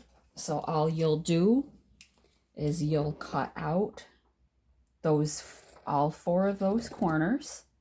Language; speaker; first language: English; native; English